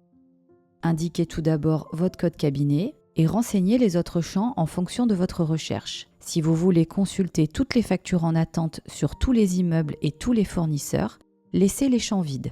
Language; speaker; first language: French; native; French